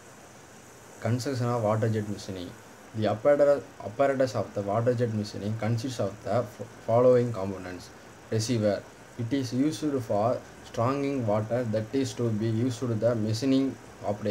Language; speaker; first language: English; non-native, local second language; Tamil